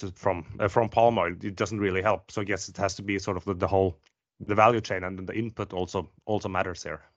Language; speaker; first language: English; non-native, fluent; Norwegian